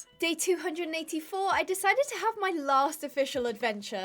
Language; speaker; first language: English; native; English